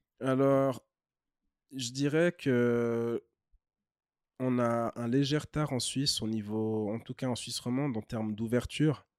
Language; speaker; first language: French; early bilingual, other home language; Kinyarwanda